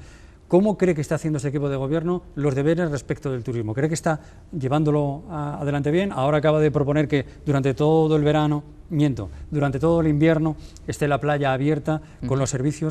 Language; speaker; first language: Spanish; native; Spanish